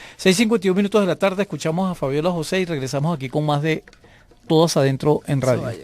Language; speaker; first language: Spanish; native; Spanish